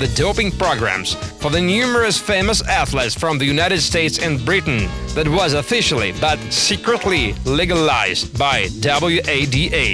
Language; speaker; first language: English; non-native, fluent; Russian